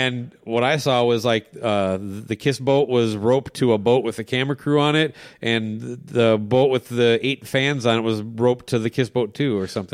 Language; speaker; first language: English; native; English